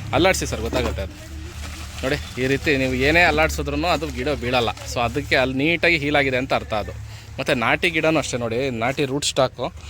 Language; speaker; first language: Kannada; native; Kannada